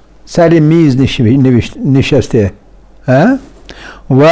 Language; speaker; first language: Persian; non-native, fluent; Urdu